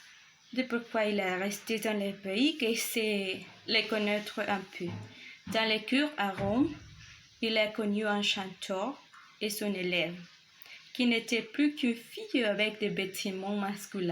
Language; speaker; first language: French; non-native, learner; Spanish